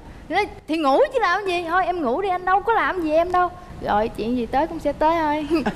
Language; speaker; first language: Vietnamese; native; Vietnamese